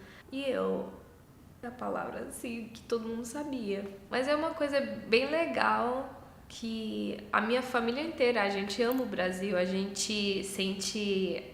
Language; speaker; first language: Portuguese; early bilingual, heritage; English